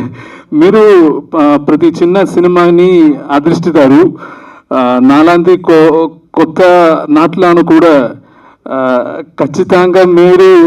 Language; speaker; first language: Telugu; non-native, learner; Malayalam